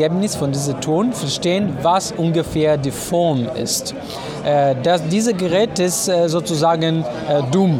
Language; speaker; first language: German; non-native, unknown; Italian